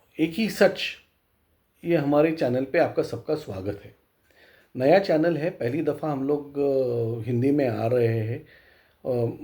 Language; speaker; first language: Hindi; non-native, local second language; Marathi